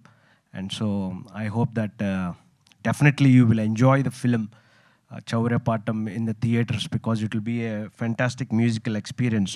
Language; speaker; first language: Telugu; native; Telugu